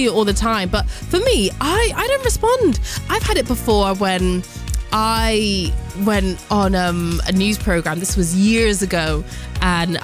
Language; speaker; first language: English; native; English